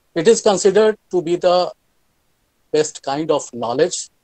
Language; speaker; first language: English; non-native, local second language; Hindi